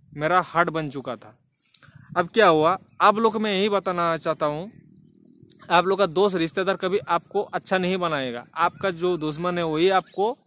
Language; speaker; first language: Hindi; non-native, local second language; Bangla